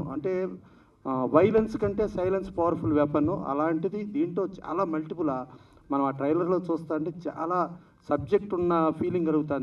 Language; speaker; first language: Telugu; native; Telugu